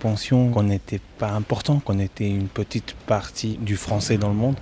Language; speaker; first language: French; non-native, fluent; Spanish